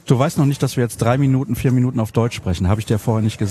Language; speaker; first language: German; native; German